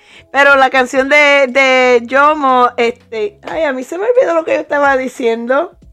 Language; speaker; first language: Spanish; early bilingual, heritage; Spanish